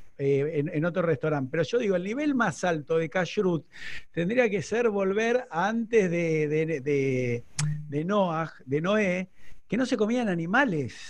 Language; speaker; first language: Spanish; native; Spanish